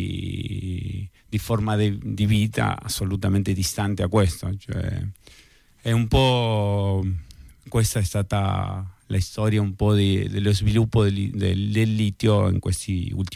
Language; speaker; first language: Italian; non-native, fluent; Spanish